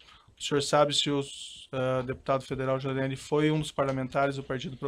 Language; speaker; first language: Portuguese; native; Portuguese